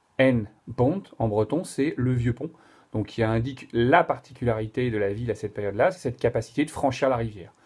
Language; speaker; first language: French; native; French